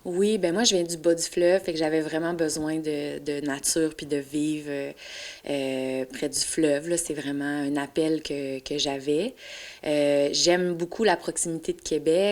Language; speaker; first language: French; native; French